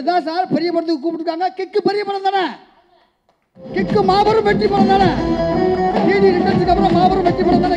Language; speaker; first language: Tamil; native; Tamil